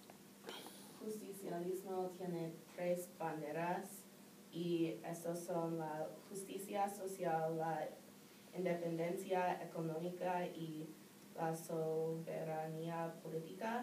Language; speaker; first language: Spanish; non-native, learner; English